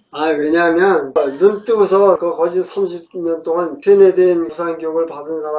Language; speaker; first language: Korean; native; Korean